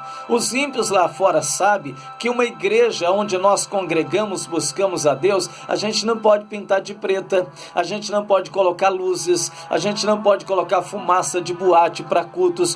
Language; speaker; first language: Portuguese; native; Portuguese